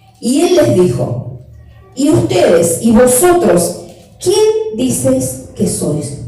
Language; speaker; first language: Spanish; native; Spanish